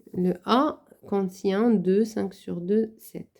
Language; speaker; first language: French; non-native, local second language; Arabic